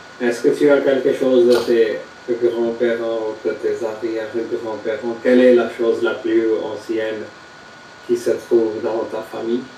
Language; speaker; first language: French; non-native, fluent; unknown